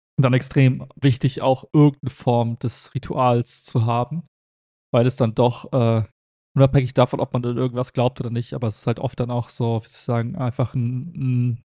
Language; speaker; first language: German; native; German